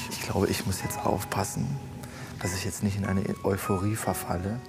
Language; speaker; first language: German; native; German